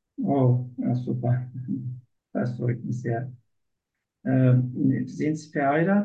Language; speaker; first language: German; non-native, learner; Turkish